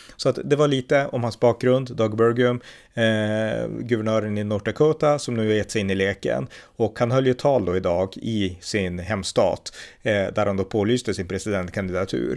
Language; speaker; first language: Swedish; native; Swedish